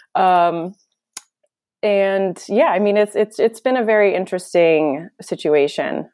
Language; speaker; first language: English; native; English